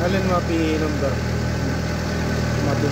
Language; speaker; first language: Arabic; non-native, learner; Filipino